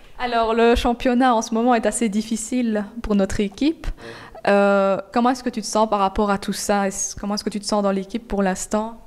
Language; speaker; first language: French; native; French